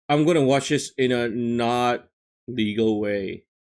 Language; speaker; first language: English; native; English